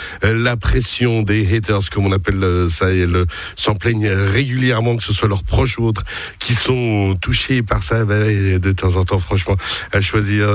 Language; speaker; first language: French; native; French